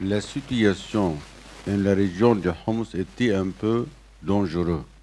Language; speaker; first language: French; non-native, learner; Arabic